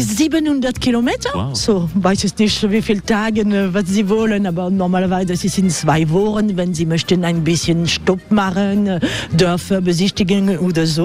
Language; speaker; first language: German; non-native, learner; French